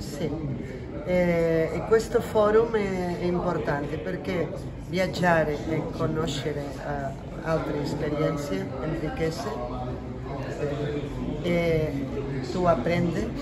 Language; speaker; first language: Italian; non-native, learner; Catalan